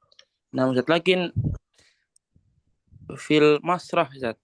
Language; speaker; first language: Arabic; non-native, learner; Indonesian